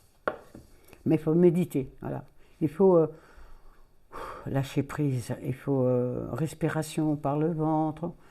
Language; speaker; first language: French; native; French